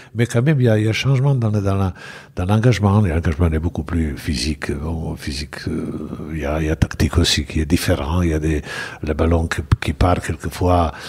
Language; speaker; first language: French; non-native, fluent; Bosnian